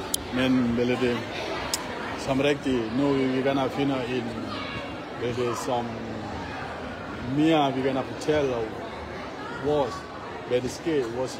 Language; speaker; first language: Danish; non-native, learner; Achinese